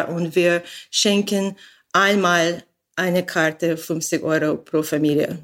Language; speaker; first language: German; non-native, fluent; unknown